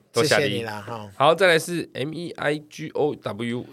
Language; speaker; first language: Chinese; native; Chinese